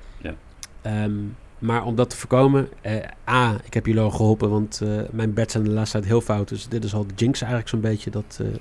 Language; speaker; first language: Dutch; native; Dutch